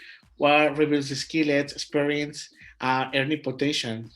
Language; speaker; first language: English; non-native, learner; Spanish